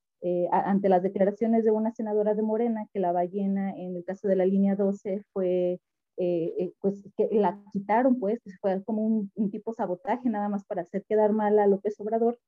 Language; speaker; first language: Spanish; native; Spanish